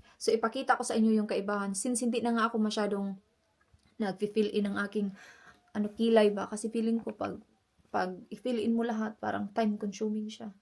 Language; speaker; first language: Filipino; non-native, local second language; Cebuano